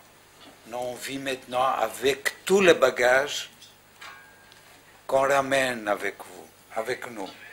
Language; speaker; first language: French; non-native, fluent; Greek